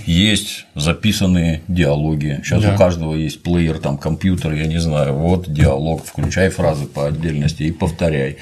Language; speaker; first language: Russian; native; Russian